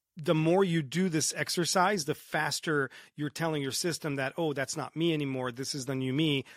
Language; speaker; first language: English; early bilingual, other home language; Romanian